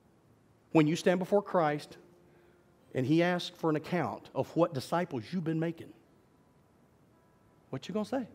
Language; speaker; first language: English; native; English